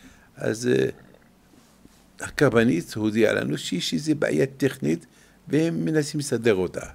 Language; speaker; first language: Hebrew; non-native, fluent; French